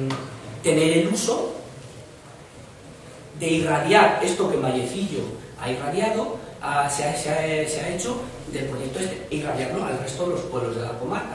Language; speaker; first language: Spanish; native; Spanish